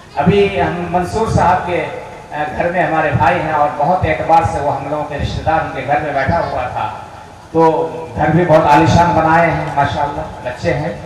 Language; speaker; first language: Urdu; native; Urdu